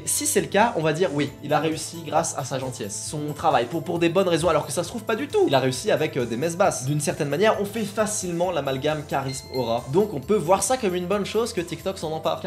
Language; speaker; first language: French; native; French